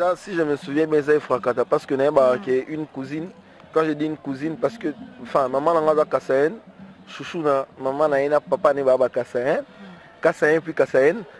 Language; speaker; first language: French; non-native, local second language; Lingala